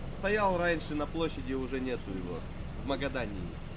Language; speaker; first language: Russian; native; Russian